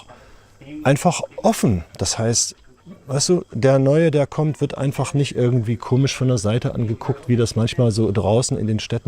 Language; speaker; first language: German; native; German